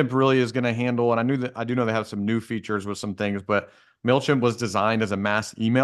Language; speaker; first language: English; native; English